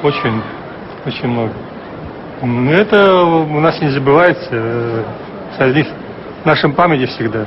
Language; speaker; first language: Russian; non-native, local second language; Abkhazian